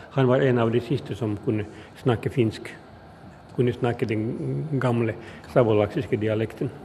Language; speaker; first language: Norwegian; non-native, fluent; Finnish